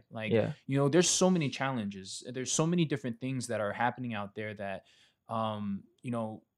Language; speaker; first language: English; native; English